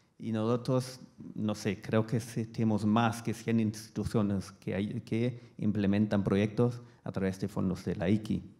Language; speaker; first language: Spanish; non-native, fluent; German